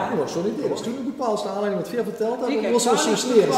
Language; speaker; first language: Dutch; native; Dutch